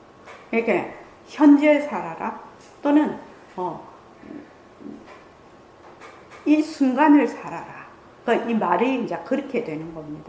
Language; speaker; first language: Korean; native; Korean